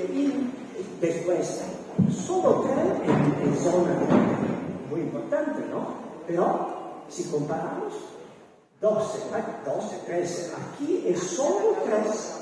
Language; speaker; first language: Spanish; non-native, learner; Italian